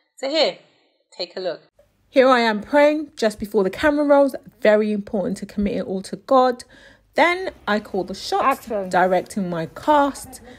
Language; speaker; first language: English; native; English